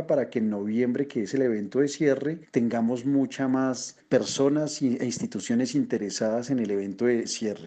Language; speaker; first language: Spanish; native; Spanish